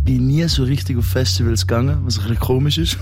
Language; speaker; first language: German; native; German